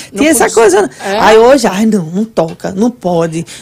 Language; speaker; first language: Portuguese; native; Portuguese